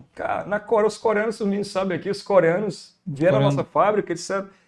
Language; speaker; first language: Portuguese; native; Portuguese